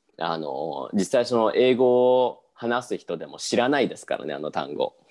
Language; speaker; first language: Japanese; native; Japanese